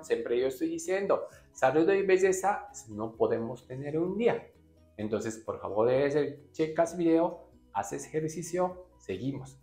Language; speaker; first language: Spanish; non-native, learner; Japanese